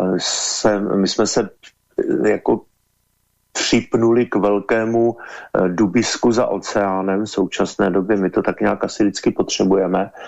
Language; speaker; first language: Czech; native; Czech